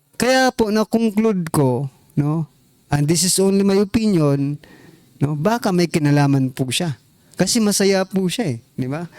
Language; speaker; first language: Filipino; non-native, local second language; Waray